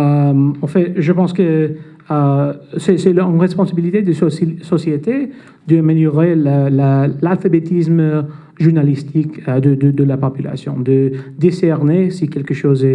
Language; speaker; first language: French; non-native, fluent; English